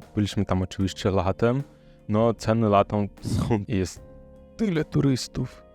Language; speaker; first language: Polish; non-native, fluent; Russian